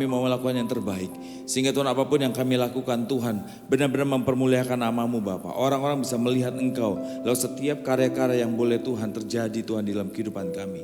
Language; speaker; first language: Indonesian; native; Indonesian